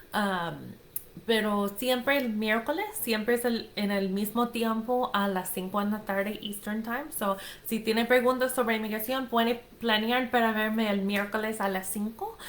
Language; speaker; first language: Spanish; non-native, fluent; English